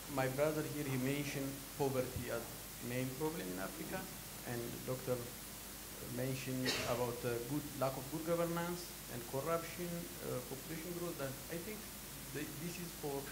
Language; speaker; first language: English; non-native, fluent; Amharic